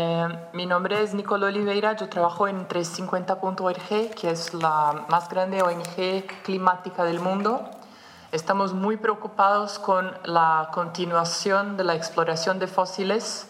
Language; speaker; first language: Spanish; non-native, fluent; Portuguese